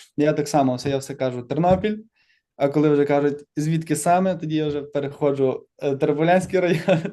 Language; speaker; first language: Ukrainian; native; Ukrainian